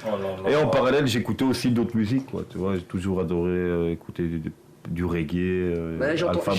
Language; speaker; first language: French; native; French